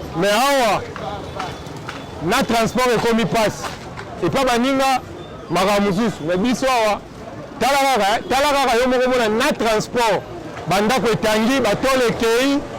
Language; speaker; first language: Lingala; native; Lingala